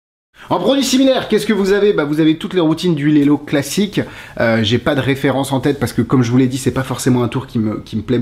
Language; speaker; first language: French; native; French